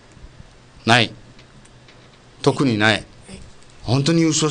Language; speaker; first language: Japanese; native; Japanese